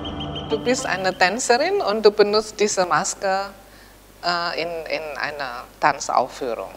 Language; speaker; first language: German; non-native, fluent; Indonesian